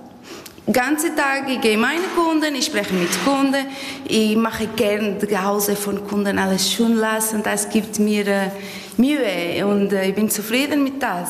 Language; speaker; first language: German; non-native, learner; Portuguese